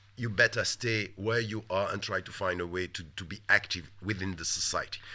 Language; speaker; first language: English; non-native, fluent; French